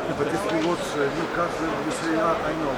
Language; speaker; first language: English; non-native, learner; Greek